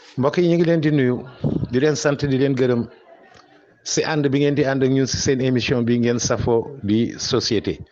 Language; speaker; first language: Wolof; native; Wolof